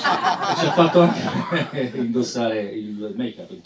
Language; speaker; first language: Italian; native; Italian